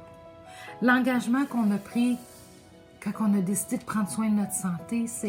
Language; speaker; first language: French; native; French